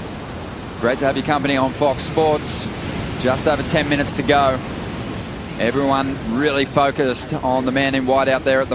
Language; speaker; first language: English; native; English